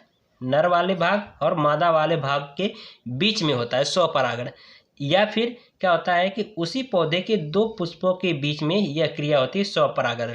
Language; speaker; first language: Hindi; native; Hindi